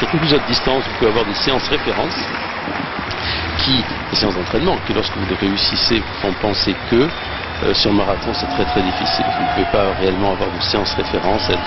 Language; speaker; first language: French; native; French